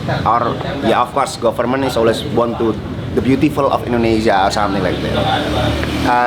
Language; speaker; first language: English; non-native, learner; Indonesian